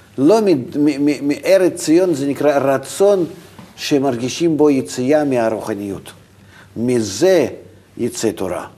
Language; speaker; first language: Hebrew; non-native, fluent; Russian